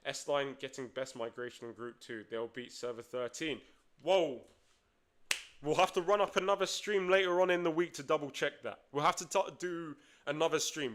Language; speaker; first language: English; native; English